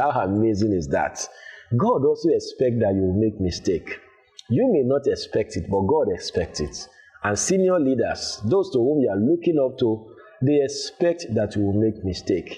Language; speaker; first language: English; non-native, local second language; Yoruba